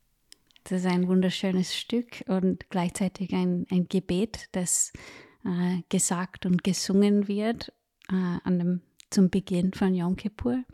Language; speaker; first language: German; non-native, fluent; English